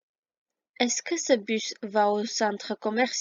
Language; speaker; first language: French; non-native, fluent; Armenian